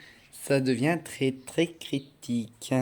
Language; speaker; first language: French; native; French